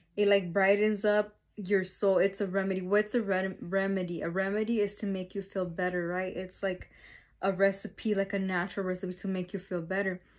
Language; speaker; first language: English; early bilingual, other home language; Spanish